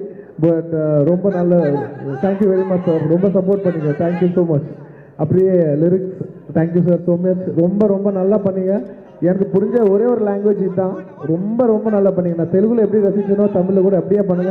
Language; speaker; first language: Tamil; non-native, local second language; Telugu